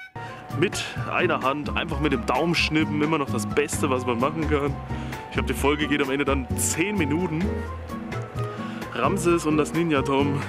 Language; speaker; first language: German; native; German